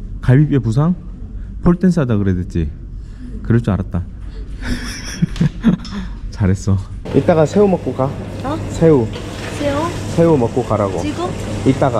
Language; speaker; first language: Korean; native; Korean